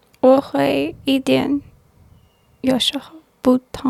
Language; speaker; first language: Chinese; non-native, learner; English